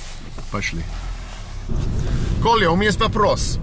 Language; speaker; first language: Russian; non-native, learner; English